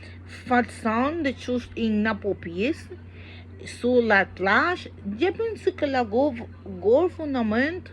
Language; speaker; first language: French; non-native, learner; Spanish